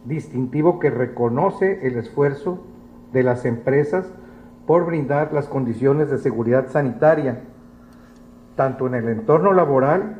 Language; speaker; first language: Spanish; native; Spanish